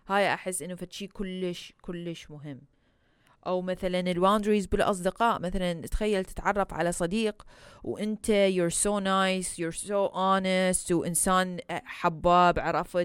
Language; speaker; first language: Arabic; early bilingual, heritage; Arabic